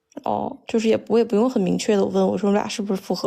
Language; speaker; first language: Chinese; native; Chinese